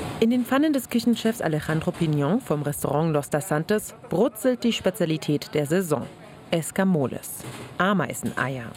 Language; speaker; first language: German; native; German